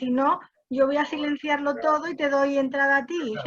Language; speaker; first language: Spanish; native; Spanish